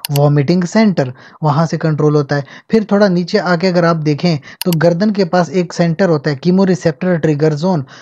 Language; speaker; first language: Hindi; native; Hindi